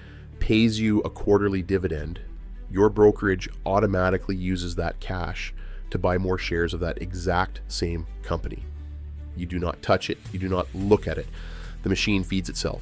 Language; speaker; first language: English; native; English